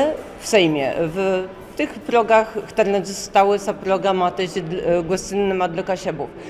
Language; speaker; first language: Polish; non-native, local second language; Kashubian